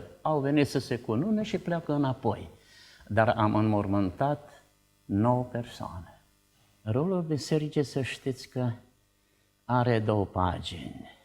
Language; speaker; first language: Romanian; non-native, local second language; Czech